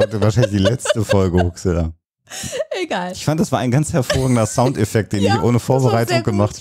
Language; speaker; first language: German; native; German